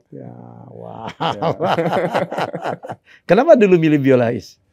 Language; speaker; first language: Indonesian; native; Indonesian